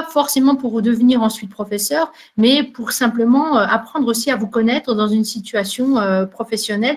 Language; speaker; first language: French; native; French